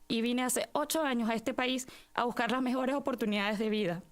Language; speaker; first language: English; non-native, fluent; Spanish